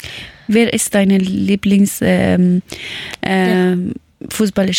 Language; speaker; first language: German; non-native, learner; Persian